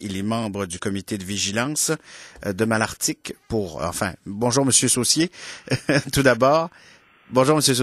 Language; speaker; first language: French; native; French